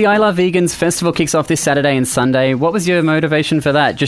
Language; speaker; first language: English; native; English